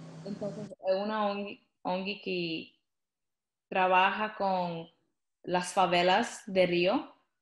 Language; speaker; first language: Spanish; non-native, fluent; English